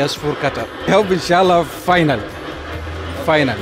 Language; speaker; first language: English; non-native, learner; Arabic